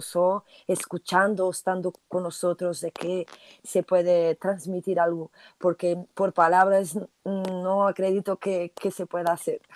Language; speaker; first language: Spanish; non-native, learner; Portuguese